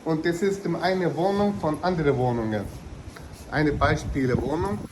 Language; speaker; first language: German; non-native, learner; Turkish